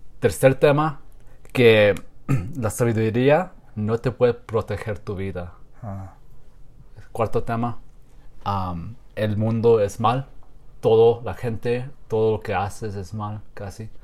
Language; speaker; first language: Spanish; non-native, learner; English